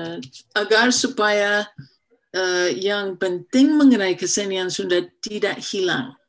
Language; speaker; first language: Indonesian; non-native, fluent; English